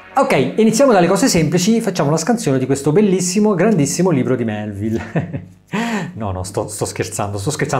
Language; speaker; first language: Italian; native; Italian